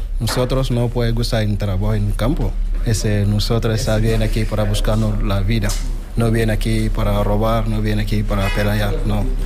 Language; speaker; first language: Spanish; non-native, learner; Wolof